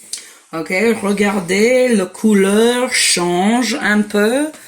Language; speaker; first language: French; non-native, fluent; English